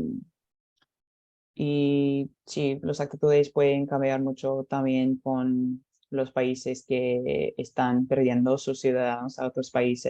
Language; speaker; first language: Spanish; non-native, learner; English